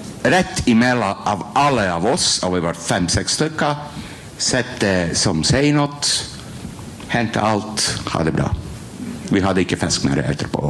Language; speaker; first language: Norwegian; non-native, fluent; Croatian